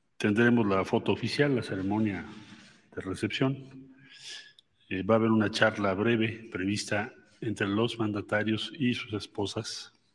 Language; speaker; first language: Spanish; native; Spanish